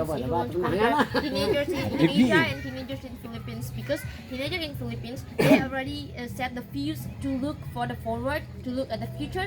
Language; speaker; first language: English; non-native, learner; Indonesian